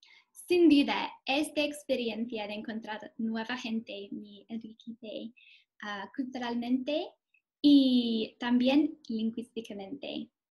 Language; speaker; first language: Spanish; non-native, fluent; English